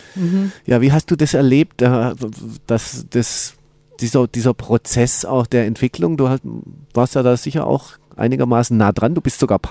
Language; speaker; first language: German; native; German